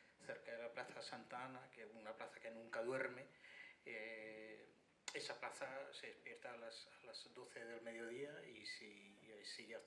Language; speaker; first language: Spanish; non-native, fluent; Bangla